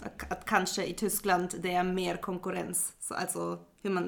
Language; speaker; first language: Swedish; non-native, fluent; German